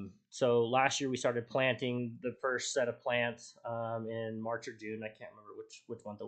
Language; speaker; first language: English; native; English